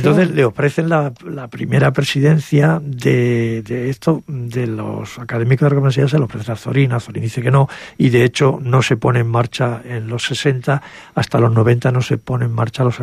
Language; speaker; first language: Spanish; native; Spanish